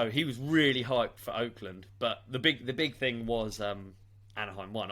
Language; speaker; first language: English; native; English